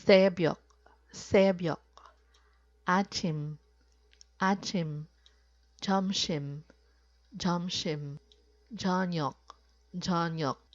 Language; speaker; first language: Korean; non-native, fluent; Filipino